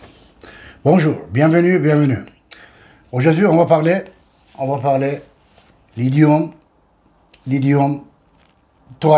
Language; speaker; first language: French; non-native, learner; Turkish